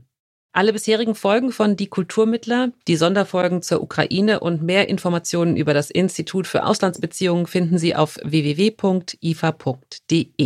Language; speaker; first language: German; native; German